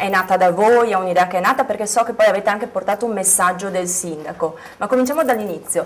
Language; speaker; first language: Italian; native; Italian